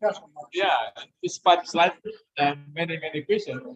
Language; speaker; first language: English; non-native, learner; Indonesian